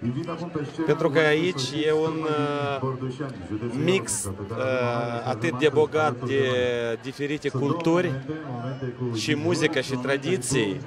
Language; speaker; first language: Romanian; non-native, local second language; Russian